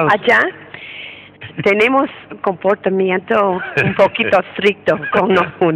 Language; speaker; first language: Spanish; non-native, fluent; English